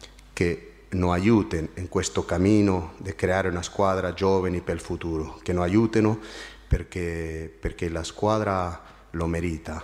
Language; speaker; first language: Italian; non-native, fluent; Spanish